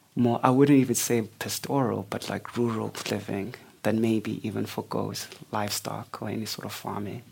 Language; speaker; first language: English; non-native, local second language; Xhosa